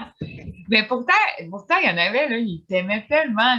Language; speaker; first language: French; native; French